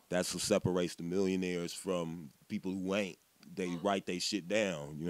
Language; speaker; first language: English; native; English